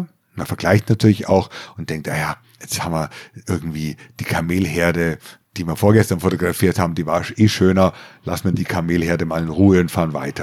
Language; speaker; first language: German; native; German